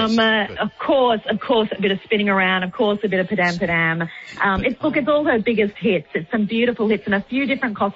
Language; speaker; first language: English; native; English